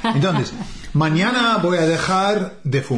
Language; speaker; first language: Spanish; non-native, fluent; English